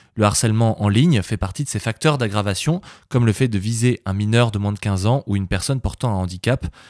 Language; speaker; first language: French; native; French